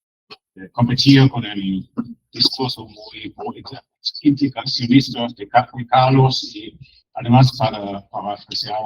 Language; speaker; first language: Spanish; non-native, fluent; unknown